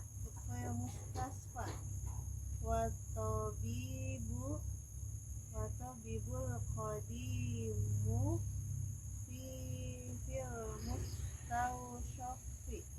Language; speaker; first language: Arabic; non-native, learner; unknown